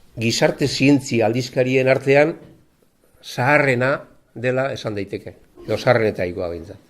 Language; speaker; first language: Basque; native; Basque